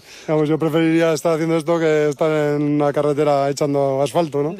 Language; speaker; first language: Spanish; native; Spanish